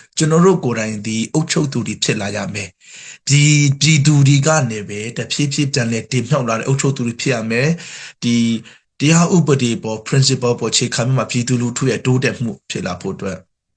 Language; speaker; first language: Burmese; non-native, local second language; Hakha Chin